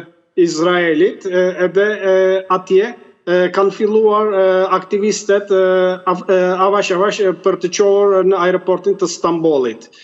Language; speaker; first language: Albanian; early bilingual, heritage; Albanian